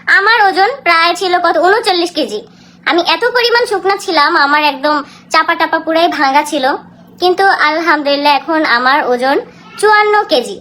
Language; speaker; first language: Bangla; native; Bangla